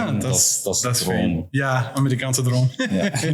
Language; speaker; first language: Dutch; non-native, learner; English